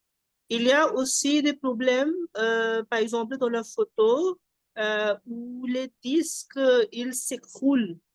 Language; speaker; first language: French; non-native, fluent; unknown